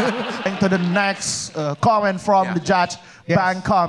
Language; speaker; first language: English; non-native, learner; Indonesian